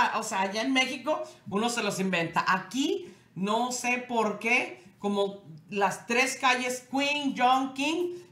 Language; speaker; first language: Spanish; native; Spanish